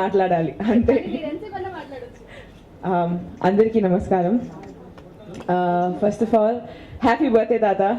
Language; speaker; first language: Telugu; non-native, learner; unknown